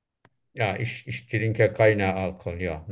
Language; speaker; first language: German; non-native, learner; Turkish